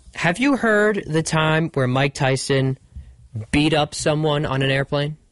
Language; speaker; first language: English; native; English